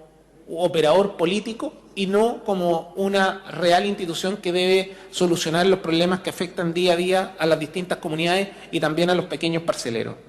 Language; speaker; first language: Spanish; native; Spanish